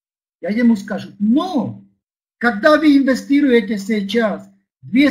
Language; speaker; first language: Russian; non-native, learner; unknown